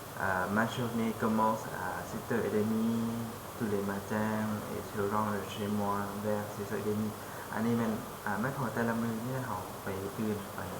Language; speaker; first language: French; non-native, fluent; Lao